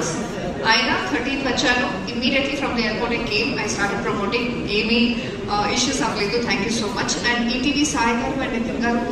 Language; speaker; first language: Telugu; non-native, fluent; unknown